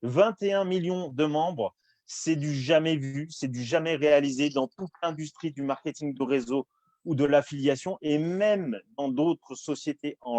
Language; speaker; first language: French; native; French